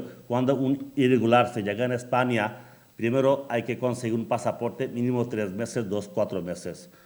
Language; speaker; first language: Spanish; non-native, learner; Bangla